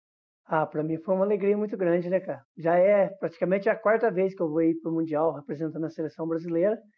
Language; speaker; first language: Portuguese; native; Portuguese